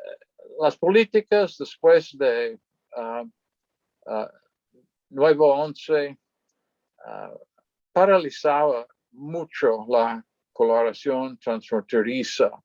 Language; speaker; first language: Spanish; non-native, fluent; English